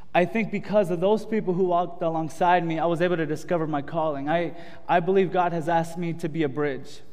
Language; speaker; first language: English; early bilingual, other home language; Spanish